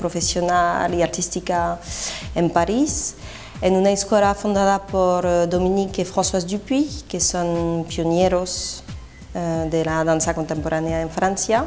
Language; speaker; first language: Spanish; non-native, fluent; French